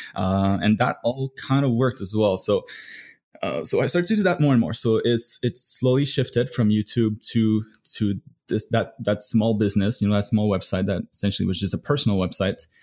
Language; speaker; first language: English; native; English